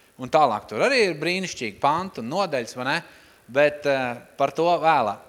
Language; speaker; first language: Latvian; non-native, local second language; Russian